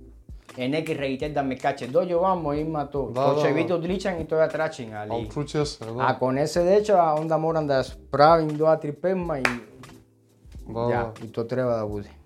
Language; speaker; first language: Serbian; non-native, learner; Spanish